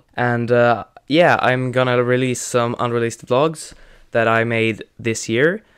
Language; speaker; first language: English; non-native, fluent; Swedish